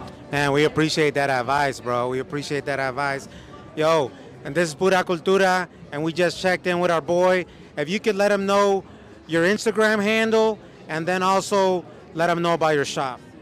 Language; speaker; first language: English; early bilingual, other home language; Spanish